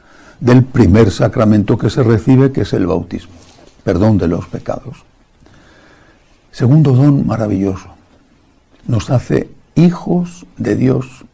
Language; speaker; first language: Spanish; native; Spanish